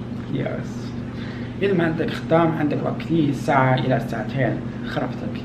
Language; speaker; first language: Arabic; non-native, learner; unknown